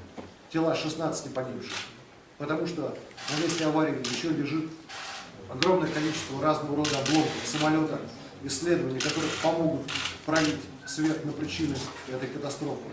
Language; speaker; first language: Russian; native; Russian